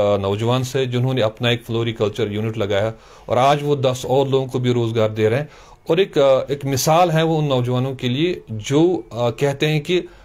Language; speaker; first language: Hindi; non-native, local second language; Kashmiri